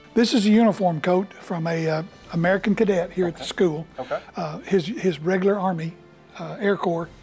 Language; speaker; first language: English; native; English